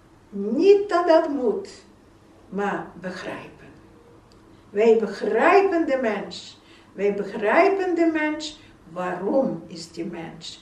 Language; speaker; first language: Dutch; non-native, fluent; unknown